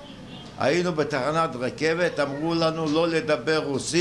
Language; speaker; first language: Hebrew; early bilingual, other home language; Yiddish